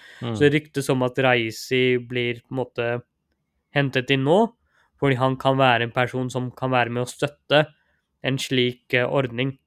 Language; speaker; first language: Norwegian; early bilingual, other home language; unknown